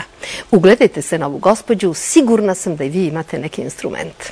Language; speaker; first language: Serbian; native; Serbian